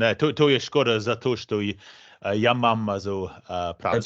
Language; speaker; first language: Czech; non-native, learner; English